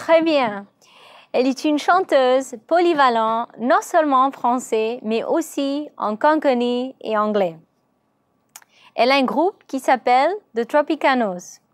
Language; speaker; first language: French; non-native, learner; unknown